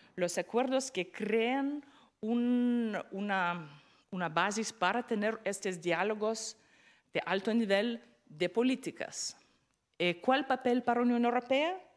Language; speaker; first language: Spanish; non-native, fluent; Lithuanian